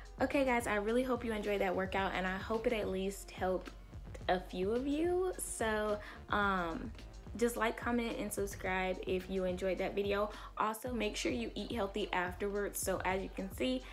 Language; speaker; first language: English; native; English